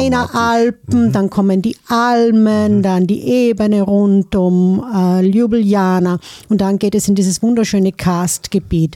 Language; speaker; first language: German; native; German